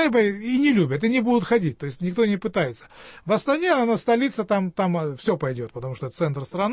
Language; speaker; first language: Russian; native; Russian